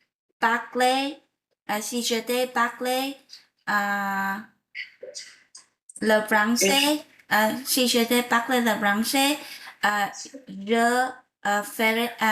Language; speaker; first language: French; non-native, learner; Vietnamese